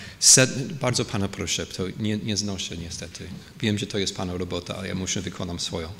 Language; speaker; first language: Polish; non-native, fluent; English